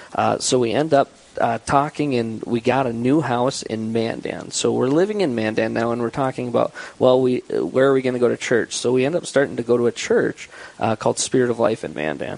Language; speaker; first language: English; native; English